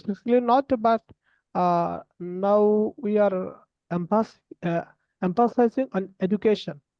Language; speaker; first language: English; non-native, learner; Bangla